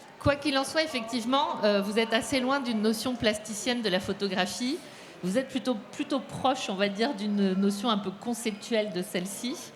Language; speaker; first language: French; native; French